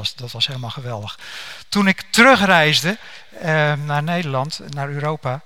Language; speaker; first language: Dutch; native; Dutch